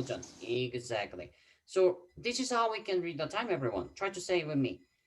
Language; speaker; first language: English; non-native, fluent; Korean